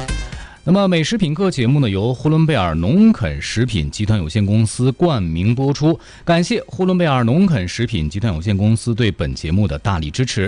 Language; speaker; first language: Chinese; native; Chinese